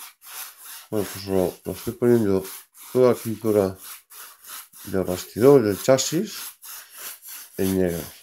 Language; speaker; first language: Spanish; non-native, local second language; Catalan